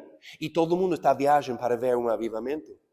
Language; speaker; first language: Portuguese; non-native, fluent; English